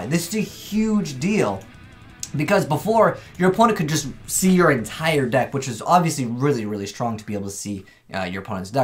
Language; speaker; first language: English; native; English